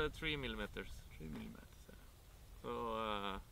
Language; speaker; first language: English; non-native, fluent; Norwegian